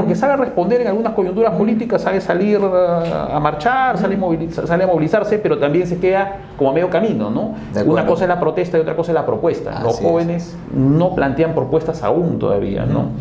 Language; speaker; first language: Spanish; native; Spanish